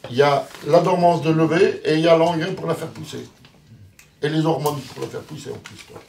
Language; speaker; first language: French; native; French